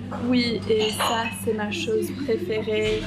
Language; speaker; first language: French; non-native, fluent; English